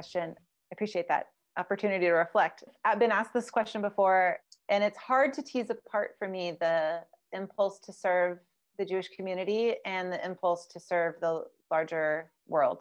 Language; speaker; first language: English; native; English